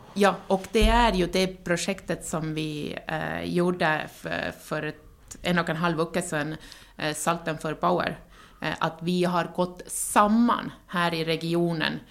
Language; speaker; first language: Norwegian; non-native, fluent; Estonian